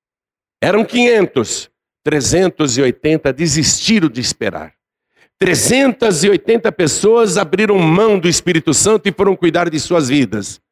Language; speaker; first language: Portuguese; native; Portuguese